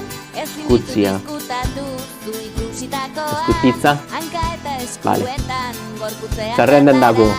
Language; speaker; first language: Basque; non-native, learner; English